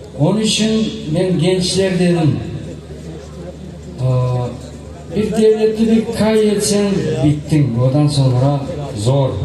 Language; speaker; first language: Turkish; non-native, learner; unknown